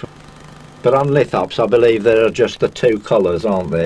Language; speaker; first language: English; native; English